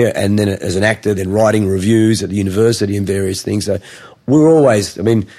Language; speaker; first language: English; native; English